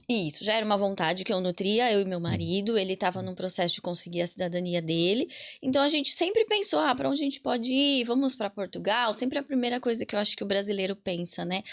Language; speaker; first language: Portuguese; native; Portuguese